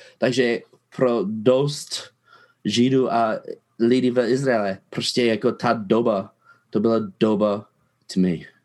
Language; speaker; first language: Czech; non-native, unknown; English